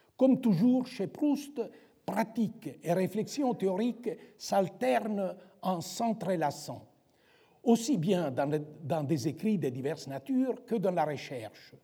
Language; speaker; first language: French; non-native, fluent; Italian